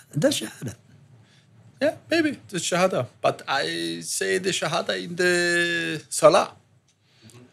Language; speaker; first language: English; non-native, learner; German